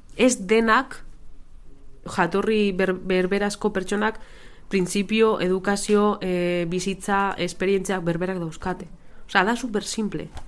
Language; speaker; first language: Basque; non-native, local second language; Spanish